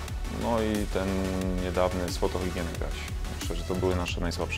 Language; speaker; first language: Polish; native; Polish